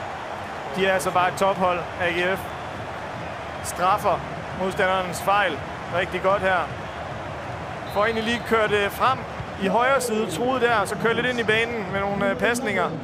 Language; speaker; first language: Danish; native; Danish